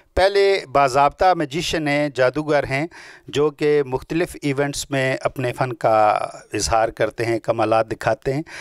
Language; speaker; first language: Urdu; non-native, local second language; Punjabi